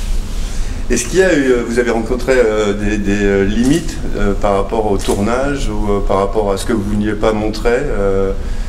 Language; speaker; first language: French; native; French